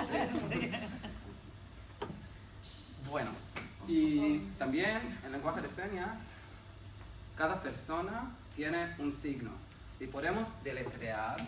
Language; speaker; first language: Spanish; non-native, learner; Hebrew